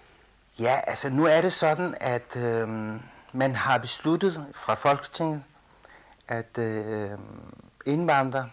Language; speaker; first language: Danish; early bilingual, other home language; Kurdish